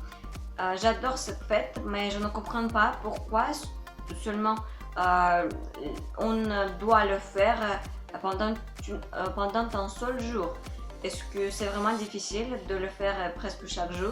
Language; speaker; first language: French; non-native, fluent; Russian